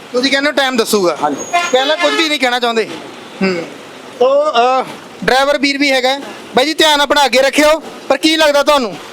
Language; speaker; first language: Punjabi; native; Punjabi